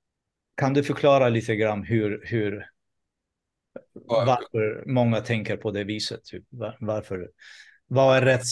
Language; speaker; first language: Swedish; non-native, fluent; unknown